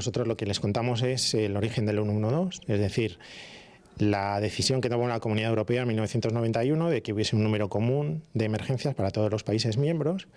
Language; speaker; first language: Spanish; native; Spanish